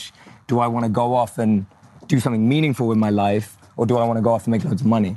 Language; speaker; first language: English; native; English